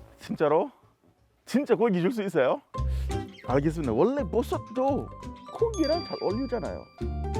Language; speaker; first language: Korean; non-native, learner; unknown